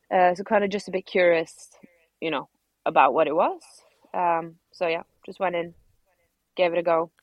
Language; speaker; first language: English; non-native, fluent; Norwegian